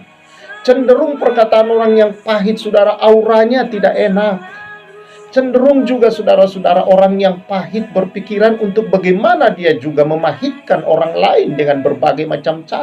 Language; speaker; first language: Indonesian; native; Indonesian